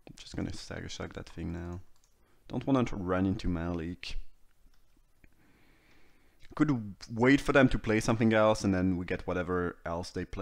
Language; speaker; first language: English; non-native, fluent; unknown